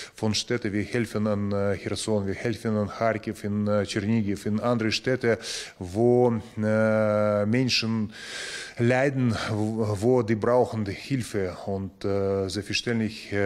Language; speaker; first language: German; non-native, learner; Ukrainian